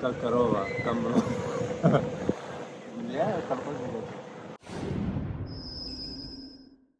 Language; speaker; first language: Russian; non-native, learner; Persian